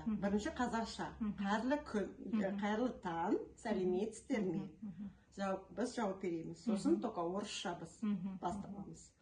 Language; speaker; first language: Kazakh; non-native, local second language; Russian